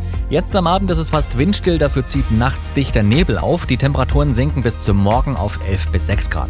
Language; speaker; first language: German; native; German